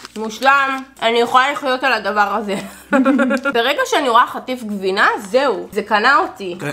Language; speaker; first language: Hebrew; native; Hebrew